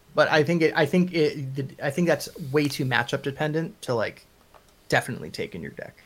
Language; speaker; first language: English; native; English